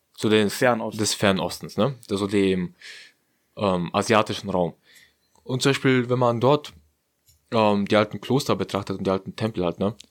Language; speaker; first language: German; early bilingual, other home language; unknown